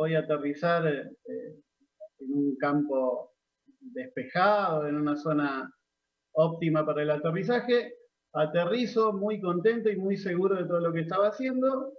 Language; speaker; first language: Spanish; native; Spanish